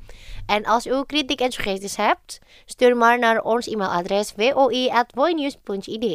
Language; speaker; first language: Dutch; non-native, fluent; Indonesian